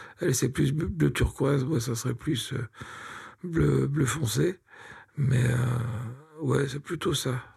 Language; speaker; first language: French; native; French